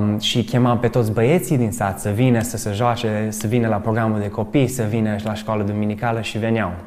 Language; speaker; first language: Romanian; early bilingual, other home language; English